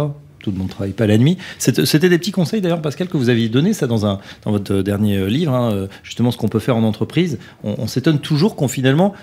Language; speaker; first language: French; native; French